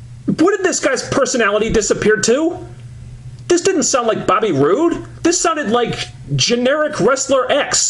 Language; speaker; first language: English; native; English